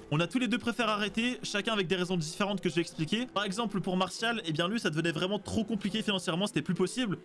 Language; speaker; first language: French; native; French